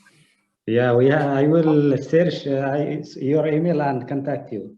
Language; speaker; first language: English; non-native, learner; Arabic